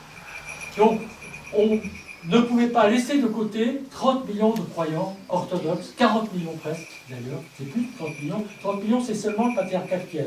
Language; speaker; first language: French; native; French